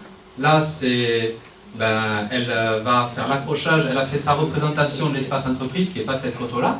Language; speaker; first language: French; native; French